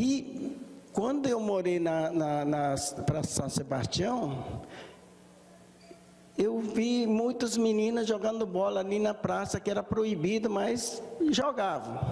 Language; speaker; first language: Portuguese; early bilingual, other home language; Japanese